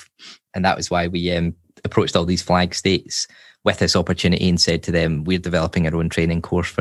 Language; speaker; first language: English; native; English